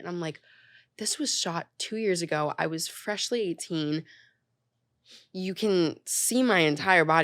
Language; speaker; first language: English; native; English